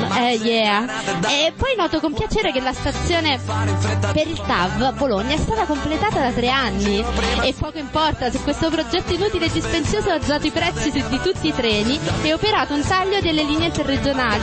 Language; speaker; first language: Italian; native; Italian